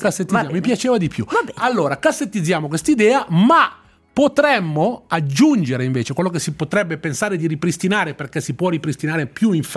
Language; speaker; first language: Italian; native; Italian